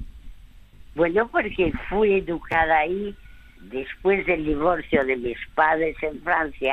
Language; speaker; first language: Spanish; early bilingual, other home language; French